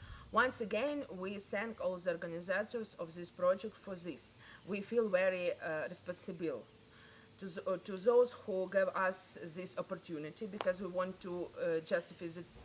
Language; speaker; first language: English; non-native, learner; Ukrainian